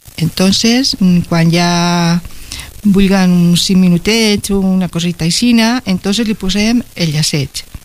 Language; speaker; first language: Catalan; non-native, local second language; Spanish